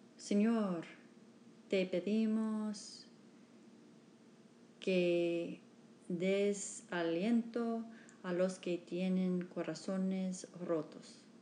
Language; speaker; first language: Spanish; non-native, learner; English